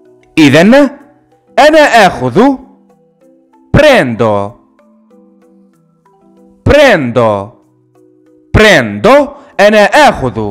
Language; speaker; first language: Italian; non-native, fluent; Arabic